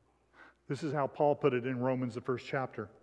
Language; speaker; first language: English; native; English